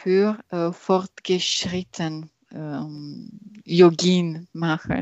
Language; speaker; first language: German; non-native, learner; French